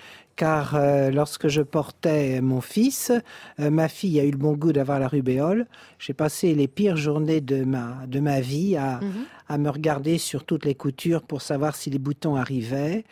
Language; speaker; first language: French; native; French